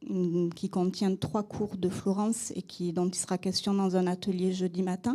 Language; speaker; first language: French; native; French